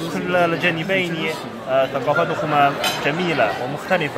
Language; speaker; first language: Arabic; non-native, learner; Chinese